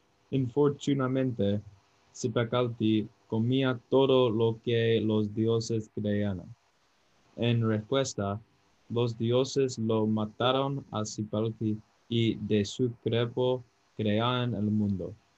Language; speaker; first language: Spanish; non-native, learner; English